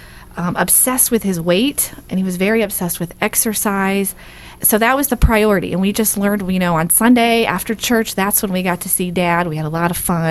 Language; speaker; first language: English; native; English